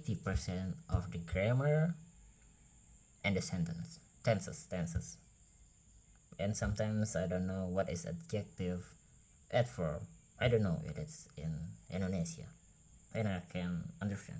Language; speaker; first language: English; non-native, learner; Indonesian